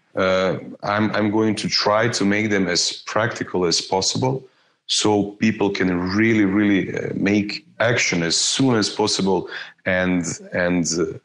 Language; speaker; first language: English; non-native, fluent; Croatian